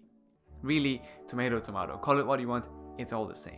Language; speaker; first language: English; non-native, fluent; Persian